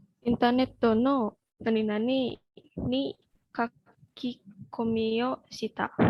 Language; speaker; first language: Japanese; non-native, learner; Indonesian